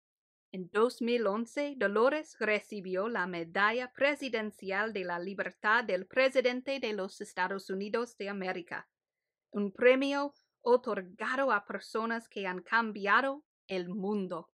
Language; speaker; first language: Spanish; early bilingual, heritage; Spanish